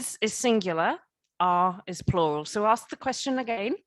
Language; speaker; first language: English; native; English